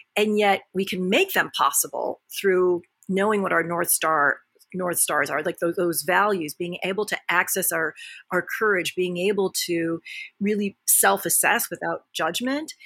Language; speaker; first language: English; early bilingual, other home language; Japanese